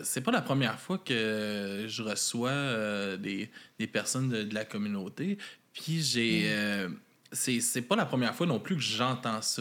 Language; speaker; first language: French; native; French